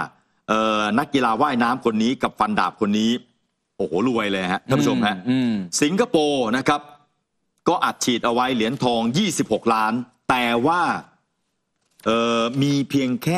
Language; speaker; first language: Thai; native; Thai